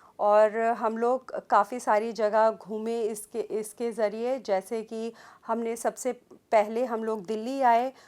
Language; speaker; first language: Hindi; native; Hindi